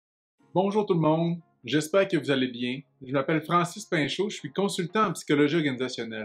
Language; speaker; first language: French; native; French